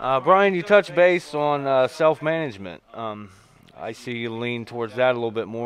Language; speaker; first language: English; native; English